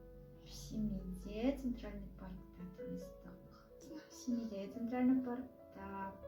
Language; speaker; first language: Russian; non-native, local second language; Kazakh